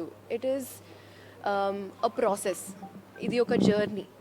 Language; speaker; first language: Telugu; non-native, local second language; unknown